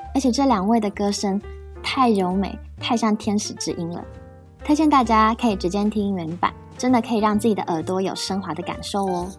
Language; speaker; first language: Chinese; native; Chinese